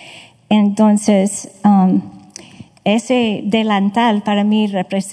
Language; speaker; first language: Spanish; non-native, fluent; English